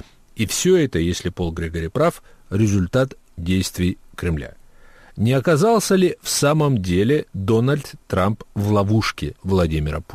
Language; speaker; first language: Russian; native; Russian